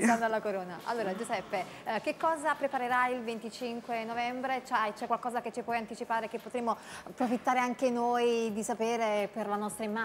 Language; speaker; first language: Italian; native; Italian